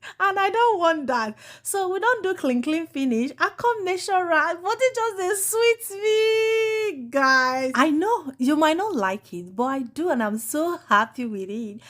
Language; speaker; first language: Nigerian Pidgin; non-native, local second language; Igbo